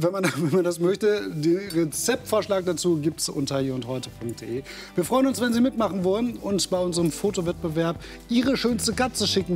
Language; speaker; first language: German; native; German